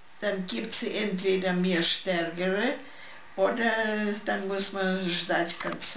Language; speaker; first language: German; early bilingual, heritage; German